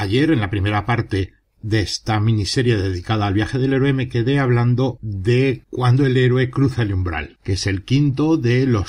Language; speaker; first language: Spanish; native; Spanish